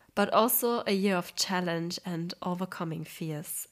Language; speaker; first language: English; non-native, fluent; Polish